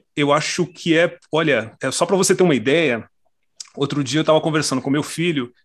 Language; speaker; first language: Portuguese; native; Portuguese